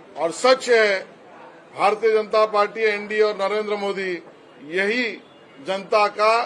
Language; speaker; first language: Hindi; non-native, local second language; Marathi